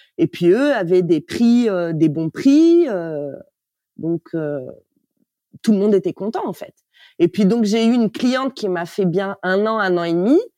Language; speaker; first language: French; native; French